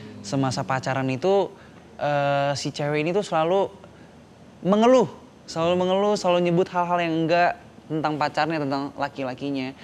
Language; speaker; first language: Indonesian; native; Indonesian